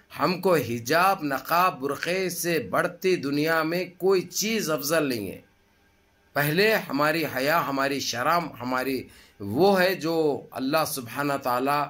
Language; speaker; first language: Hindi; native; Hindi